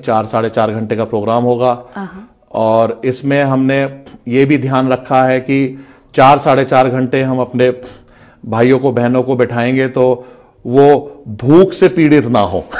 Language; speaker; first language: Hindi; native; Hindi